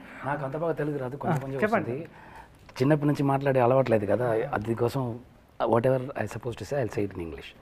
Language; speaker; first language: Telugu; non-native, learner; Tamil